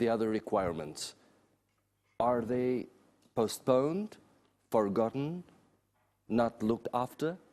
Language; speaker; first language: English; non-native, fluent; Albanian